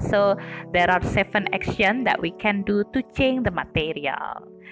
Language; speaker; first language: English; non-native, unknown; Indonesian